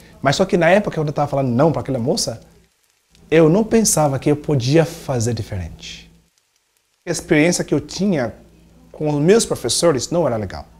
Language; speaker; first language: Portuguese; non-native, fluent; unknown